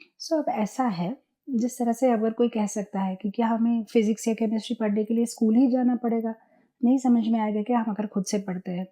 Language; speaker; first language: Hindi; non-native, local second language; Gujarati